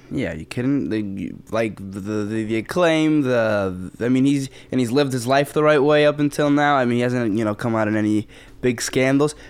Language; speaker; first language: English; early bilingual, other home language; Spanish